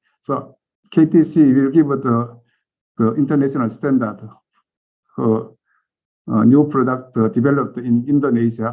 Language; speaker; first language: English; non-native, learner; Korean